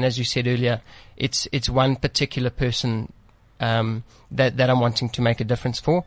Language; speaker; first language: English; native; English